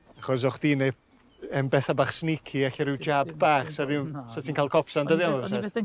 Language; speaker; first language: Welsh; native; Welsh